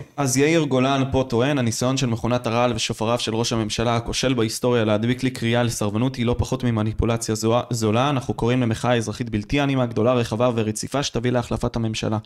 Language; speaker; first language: Hebrew; native; Hebrew